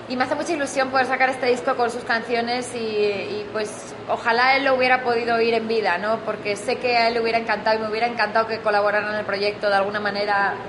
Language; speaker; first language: Spanish; native; Spanish